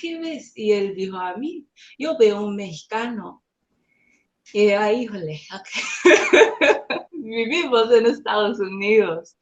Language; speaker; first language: Spanish; non-native, learner; English